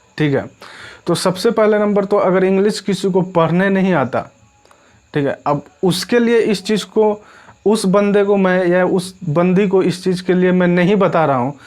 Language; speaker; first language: Hindi; native; Hindi